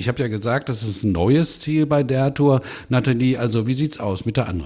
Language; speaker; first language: German; native; German